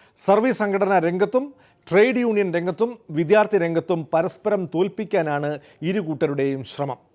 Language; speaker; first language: Malayalam; native; Malayalam